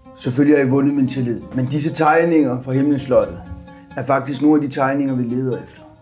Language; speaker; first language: Danish; native; Danish